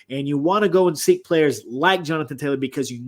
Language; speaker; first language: English; native; English